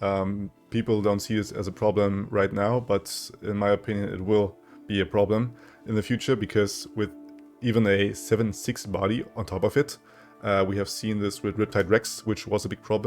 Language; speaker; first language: English; non-native, fluent; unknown